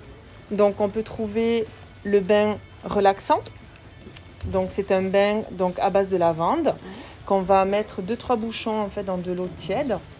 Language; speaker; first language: French; native; French